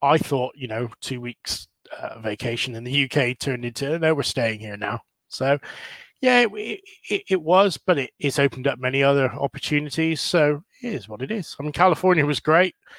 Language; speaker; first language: English; native; English